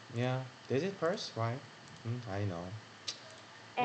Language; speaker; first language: English; non-native, learner; Korean